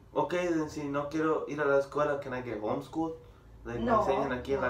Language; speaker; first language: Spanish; early bilingual, heritage; Spanish